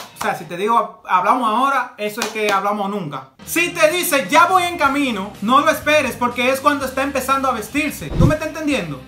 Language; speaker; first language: Spanish; native; Spanish